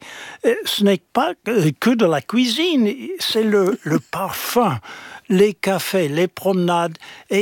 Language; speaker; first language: French; non-native, fluent; English